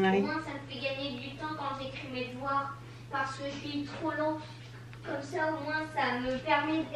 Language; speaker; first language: French; native; French